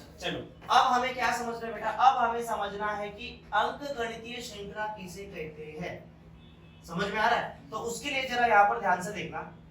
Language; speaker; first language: Hindi; native; Hindi